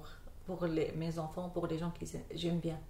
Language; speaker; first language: French; non-native, learner; Arabic